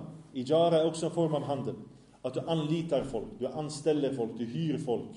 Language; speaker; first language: Swedish; early bilingual, other home language; Arabic